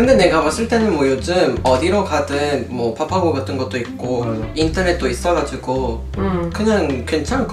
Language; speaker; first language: Korean; non-native, fluent; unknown